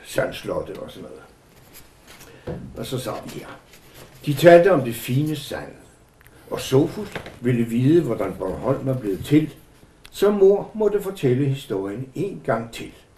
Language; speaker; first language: Danish; native; Danish